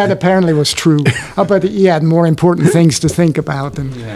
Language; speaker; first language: English; non-native, fluent; Swiss German